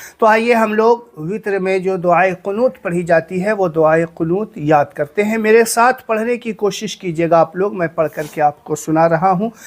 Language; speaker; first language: Urdu; native; Urdu